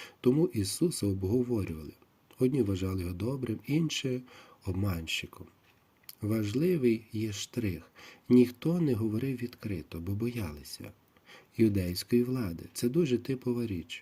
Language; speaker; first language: Ukrainian; native; Ukrainian